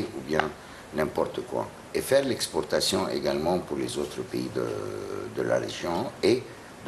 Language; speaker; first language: French; non-native, fluent; Arabic